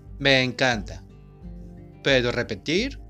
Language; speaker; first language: Spanish; non-native, fluent; Japanese